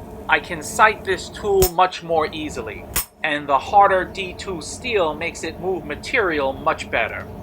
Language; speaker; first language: English; native; English